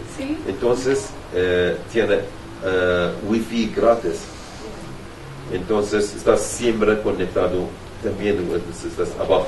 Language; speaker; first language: Spanish; non-native, learner; Arabic